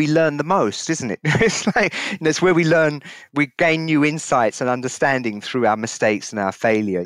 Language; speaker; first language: English; native; English